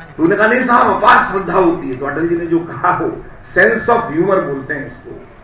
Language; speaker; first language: Hindi; native; Hindi